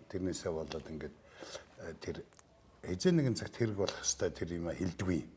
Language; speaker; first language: Mongolian; native; Mongolian